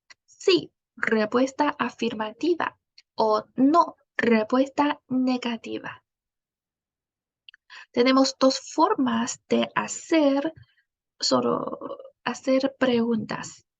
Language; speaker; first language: Spanish; non-native, fluent; Chinese